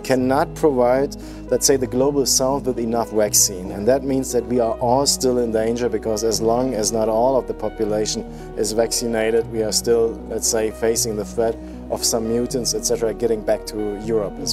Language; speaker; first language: English; non-native, fluent; German